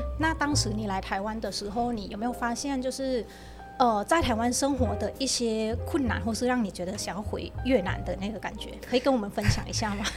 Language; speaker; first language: Chinese; non-native, fluent; Thai